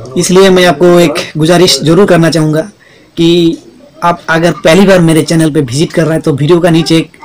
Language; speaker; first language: Hindi; native; Hindi